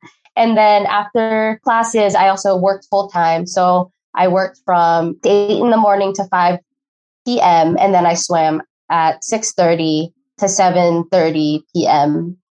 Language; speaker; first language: English; early bilingual, other home language; Filipino